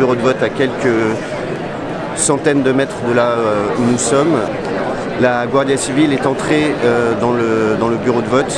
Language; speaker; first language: French; native; French